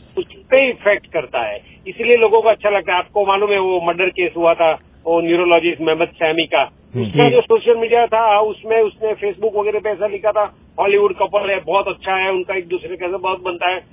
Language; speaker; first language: Hindi; non-native, local second language; Gujarati